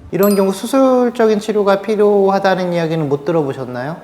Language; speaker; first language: Korean; native; Korean